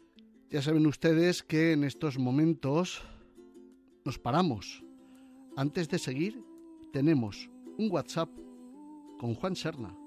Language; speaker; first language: Spanish; native; Spanish